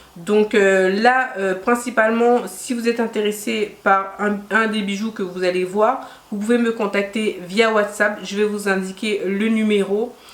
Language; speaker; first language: French; non-native, local second language; Haitian Creole